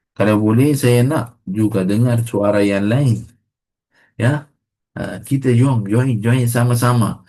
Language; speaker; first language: Malay; non-native, fluent; Arabic